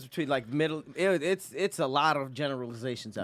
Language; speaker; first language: English; native; English